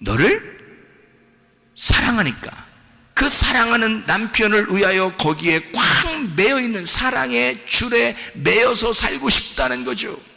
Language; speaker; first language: Korean; native; Korean